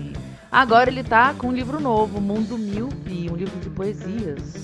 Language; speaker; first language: Portuguese; native; Portuguese